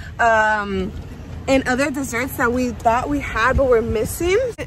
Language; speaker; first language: English; early bilingual, other home language; Spanish